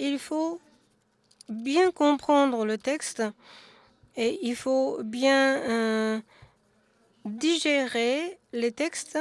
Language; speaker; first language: French; non-native, fluent; Japanese